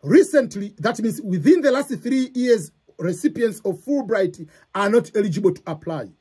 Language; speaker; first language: English; non-native, local second language; Swahili